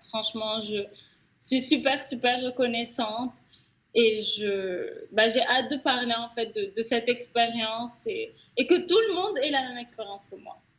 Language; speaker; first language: French; non-native, local second language; Arabic